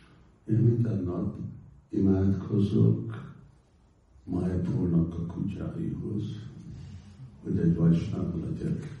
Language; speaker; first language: Hungarian; non-native, learner; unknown